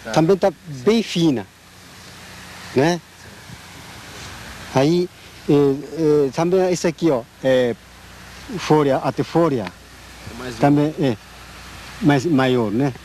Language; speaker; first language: Portuguese; non-native, learner; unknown